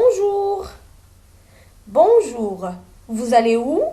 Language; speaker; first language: French; non-native, local second language; Arabic